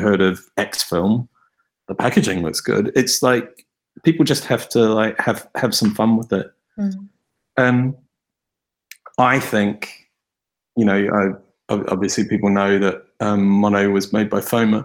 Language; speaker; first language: English; native; English